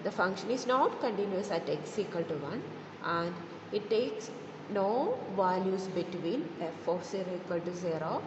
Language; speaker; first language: English; non-native, local second language; Malayalam